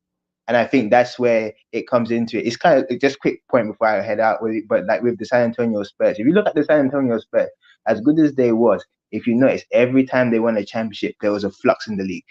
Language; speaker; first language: English; native; English